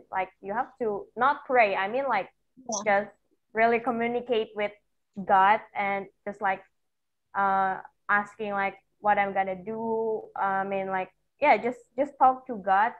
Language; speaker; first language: English; non-native, fluent; Indonesian